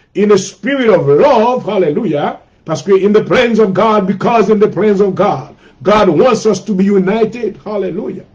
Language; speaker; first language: English; non-native, fluent; Haitian Creole